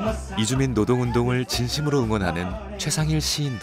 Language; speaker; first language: Korean; native; Korean